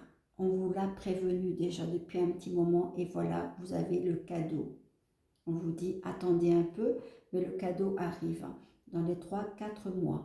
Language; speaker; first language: French; native; French